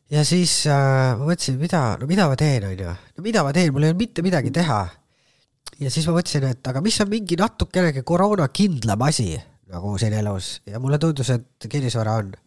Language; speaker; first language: Estonian; native; Estonian